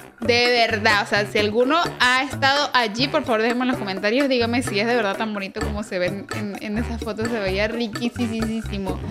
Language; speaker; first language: Spanish; native; Spanish